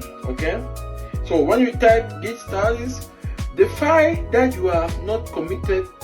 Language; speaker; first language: English; non-native, fluent; French